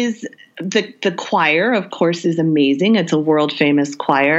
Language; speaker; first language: English; native; English